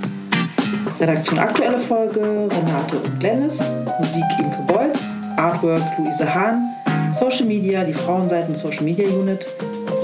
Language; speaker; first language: German; native; German